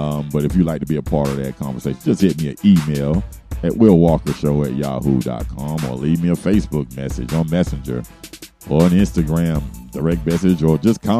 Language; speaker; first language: English; native; English